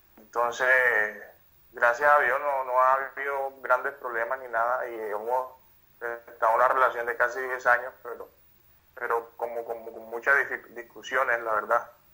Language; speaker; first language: Spanish; native; Spanish